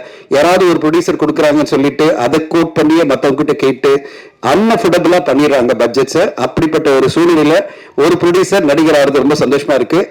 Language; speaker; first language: Tamil; native; Tamil